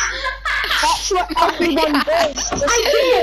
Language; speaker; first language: English; native; English